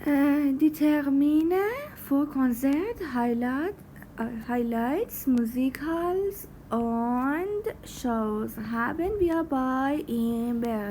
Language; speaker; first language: German; non-native, fluent; Persian